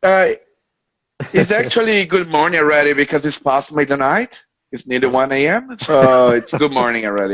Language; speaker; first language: English; non-native, fluent; Portuguese